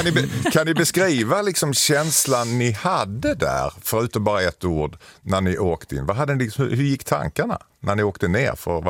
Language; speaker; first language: Swedish; native; Swedish